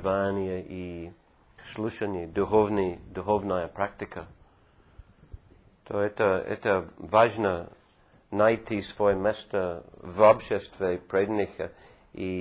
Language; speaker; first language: Russian; non-native, fluent; English